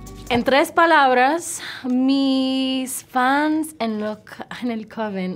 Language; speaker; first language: Spanish; early bilingual, heritage; Spanish